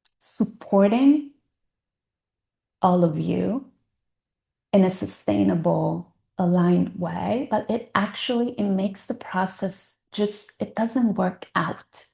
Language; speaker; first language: English; non-native, fluent; Italian